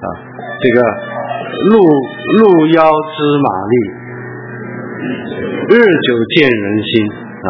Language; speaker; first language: Chinese; early bilingual, heritage; Chinese